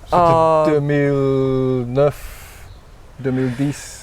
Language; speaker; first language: French; non-native, fluent; English